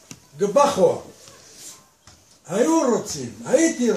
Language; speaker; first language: Hebrew; non-native, fluent; Aramaic